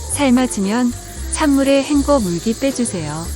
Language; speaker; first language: Korean; native; Korean